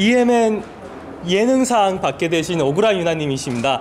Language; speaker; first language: Korean; native; Korean